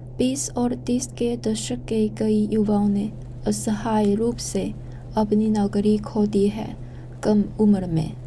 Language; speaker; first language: Hindi; non-native, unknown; Chinese